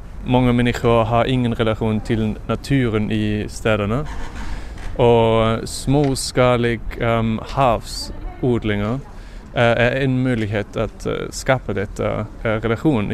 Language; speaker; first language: Swedish; non-native, fluent; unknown